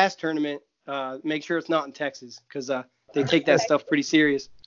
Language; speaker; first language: English; native; English